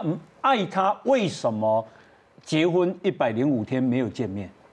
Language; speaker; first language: Chinese; native; Chinese